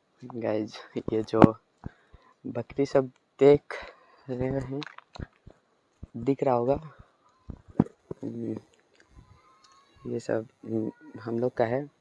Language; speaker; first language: Hindi; non-native, local second language; Magahi